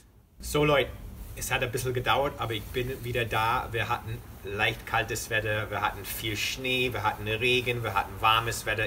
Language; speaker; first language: German; non-native, fluent; English